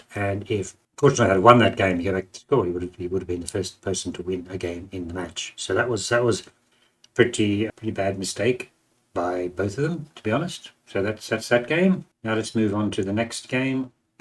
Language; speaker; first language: English; native; English